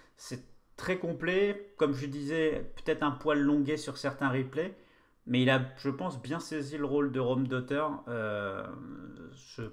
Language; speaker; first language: French; native; French